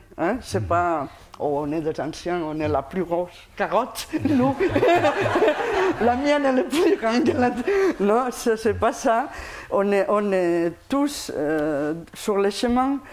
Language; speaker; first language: French; non-native, fluent; Spanish